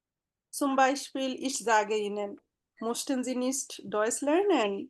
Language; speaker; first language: German; non-native, learner; Bangla